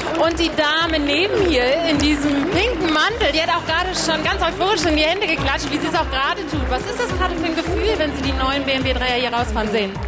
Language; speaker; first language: German; native; German